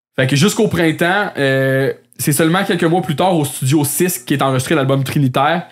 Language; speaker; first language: French; native; French